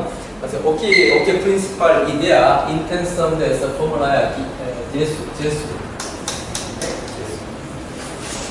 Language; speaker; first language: Portuguese; non-native, learner; Korean